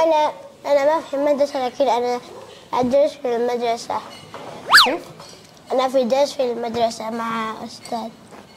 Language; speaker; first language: Arabic; early bilingual, other home language; Indonesian